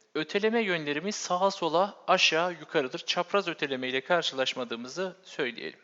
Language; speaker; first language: Turkish; native; Turkish